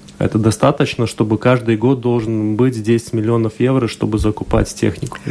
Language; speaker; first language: Russian; non-native, local second language; Latvian